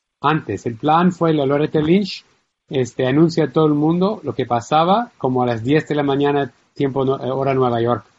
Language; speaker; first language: Spanish; non-native, fluent; English